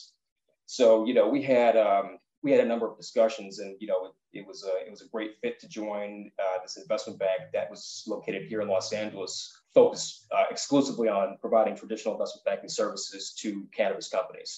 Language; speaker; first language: English; native; English